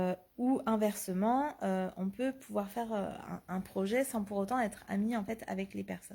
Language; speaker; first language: French; native; French